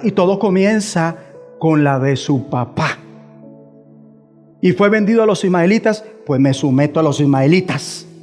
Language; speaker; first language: Spanish; native; Spanish